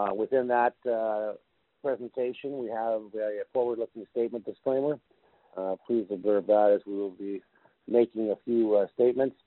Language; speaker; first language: English; native; English